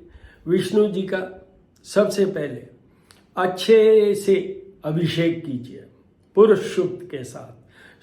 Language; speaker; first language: Hindi; native; Hindi